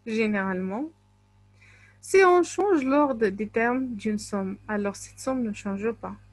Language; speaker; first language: French; non-native, local second language; Arabic